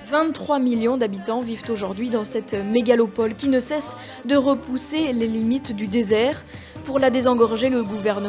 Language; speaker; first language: French; native; French